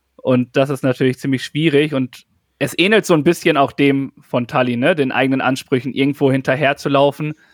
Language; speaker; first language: German; native; German